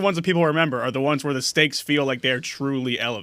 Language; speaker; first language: English; native; English